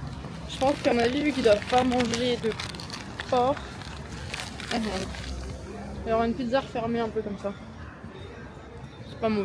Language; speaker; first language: French; native; French